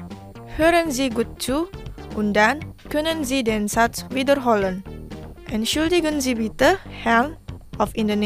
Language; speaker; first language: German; non-native, fluent; Indonesian